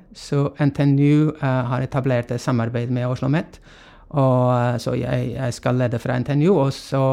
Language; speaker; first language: Norwegian; non-native, fluent; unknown